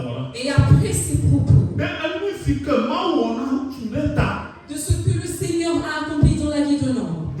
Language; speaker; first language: French; non-native, local second language; Ewe